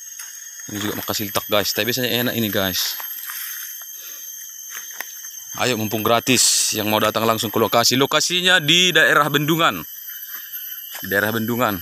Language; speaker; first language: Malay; non-native, local second language; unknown